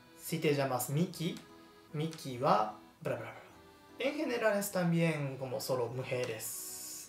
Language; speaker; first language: Spanish; non-native, learner; Japanese